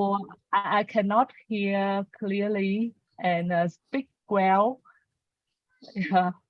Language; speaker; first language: English; non-native, learner; Vietnamese